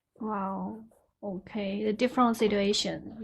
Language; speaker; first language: English; non-native, learner; Chinese